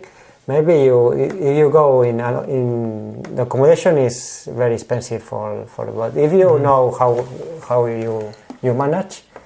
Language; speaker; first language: English; non-native, learner; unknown